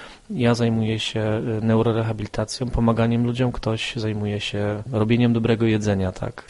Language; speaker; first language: Polish; native; Polish